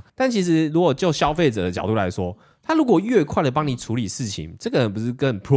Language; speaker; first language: Chinese; native; Chinese